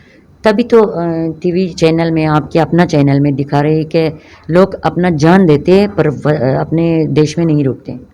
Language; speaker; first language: Hindi; non-native, learner; Pashto